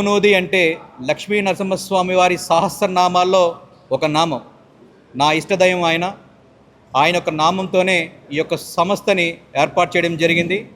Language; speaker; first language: Telugu; native; Telugu